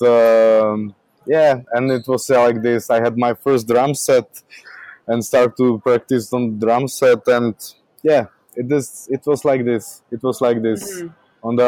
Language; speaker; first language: English; non-native, learner; Czech